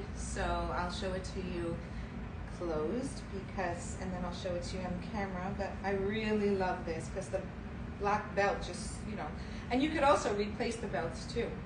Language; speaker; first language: English; native; English